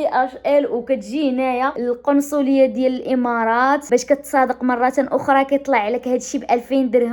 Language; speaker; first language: Arabic; native; Arabic